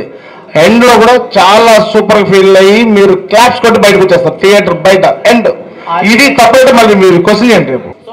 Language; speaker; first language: Telugu; native; Telugu